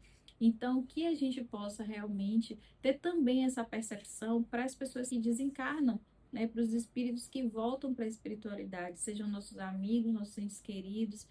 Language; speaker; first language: Portuguese; native; Portuguese